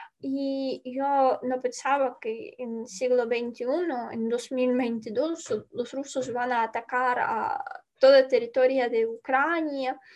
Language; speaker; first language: Spanish; non-native, learner; Ukrainian